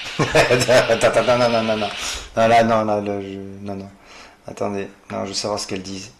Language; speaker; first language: French; native; French